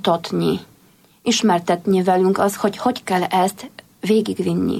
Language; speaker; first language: Hungarian; non-native, fluent; Polish